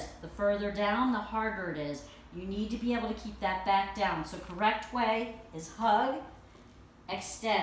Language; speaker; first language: English; native; English